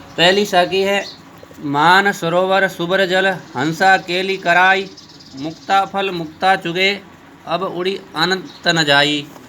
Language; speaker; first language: Hindi; native; Hindi